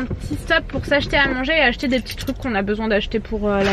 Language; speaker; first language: French; native; French